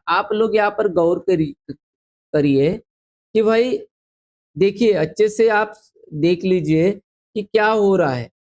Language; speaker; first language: Hindi; non-native, local second language; Marathi